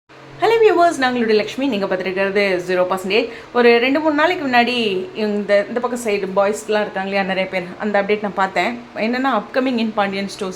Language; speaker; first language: Tamil; native; Tamil